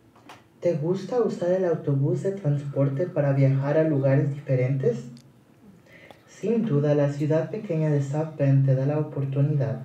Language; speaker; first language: Spanish; non-native, learner; English